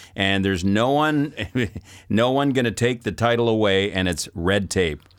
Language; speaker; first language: English; native; English